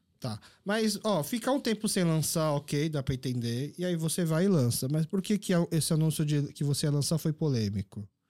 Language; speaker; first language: Portuguese; early bilingual, other home language; Korean